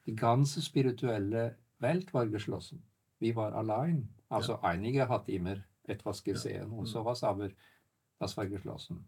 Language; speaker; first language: German; non-native, fluent; Norwegian